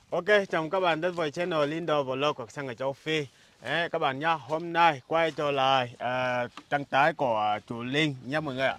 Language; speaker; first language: Vietnamese; non-native, fluent; Portuguese